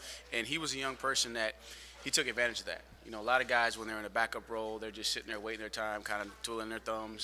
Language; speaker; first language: English; native; English